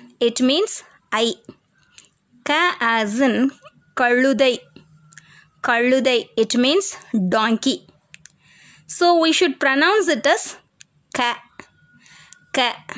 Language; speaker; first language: English; non-native, local second language; Tamil